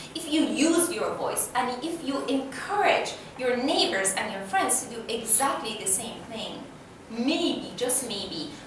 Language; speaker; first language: English; non-native, fluent; Persian